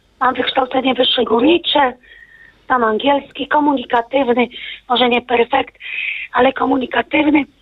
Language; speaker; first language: Polish; native; Polish